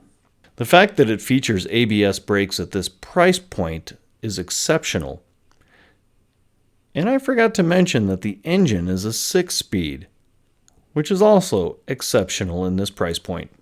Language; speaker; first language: English; native; English